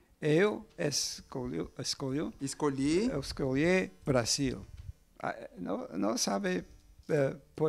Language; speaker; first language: Portuguese; non-native, learner; English